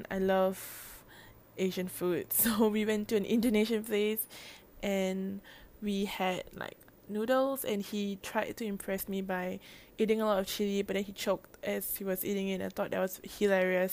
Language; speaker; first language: English; native; English